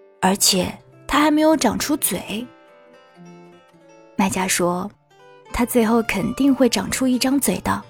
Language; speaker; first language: Chinese; native; Chinese